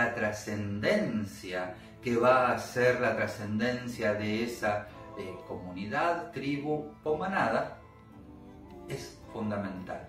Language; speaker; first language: Spanish; native; Spanish